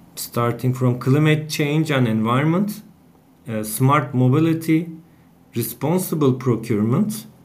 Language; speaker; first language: English; non-native, fluent; Turkish